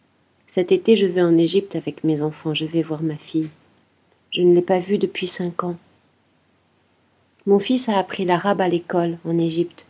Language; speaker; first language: French; non-native, learner; Arabic